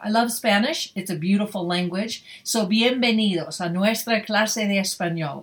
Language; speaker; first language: Spanish; non-native, fluent; English